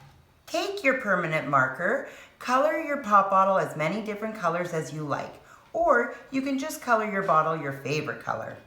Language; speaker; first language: English; native; English